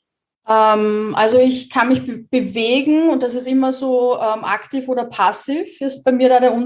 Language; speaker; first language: German; native; German